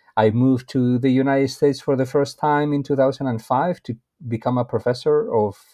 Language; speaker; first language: English; non-native, fluent; Spanish